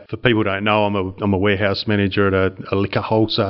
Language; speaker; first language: English; native; English